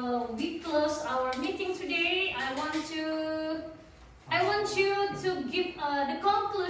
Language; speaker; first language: English; non-native, local second language; Indonesian